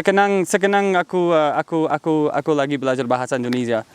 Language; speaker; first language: Indonesian; non-native, learner; English